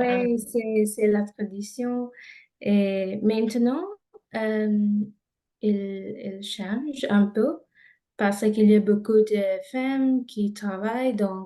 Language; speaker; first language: French; non-native, learner; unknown